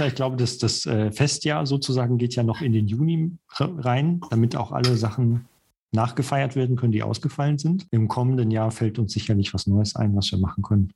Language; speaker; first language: German; native; German